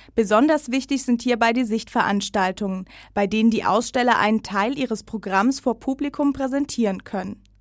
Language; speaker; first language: German; native; German